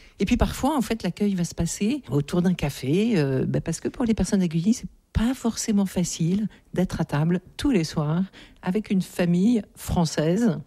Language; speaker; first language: French; native; French